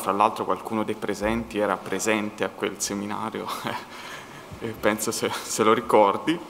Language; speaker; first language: Italian; native; Italian